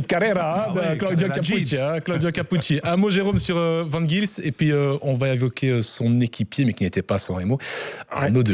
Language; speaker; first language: French; native; French